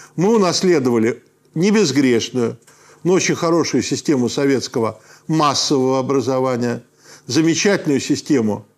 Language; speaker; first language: Russian; native; Russian